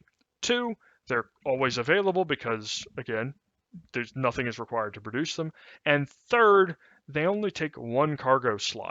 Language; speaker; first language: English; native; English